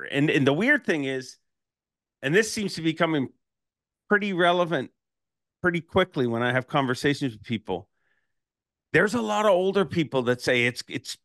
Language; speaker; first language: English; native; English